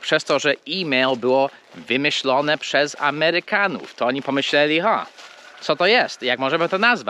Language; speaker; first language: Polish; non-native, fluent; English